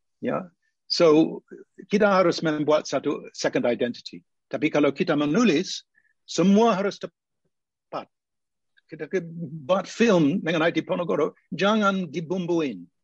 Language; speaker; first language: Indonesian; non-native, fluent; English